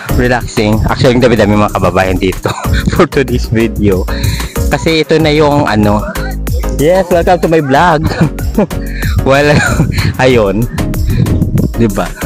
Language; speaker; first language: Filipino; non-native, local second language; Hiligaynon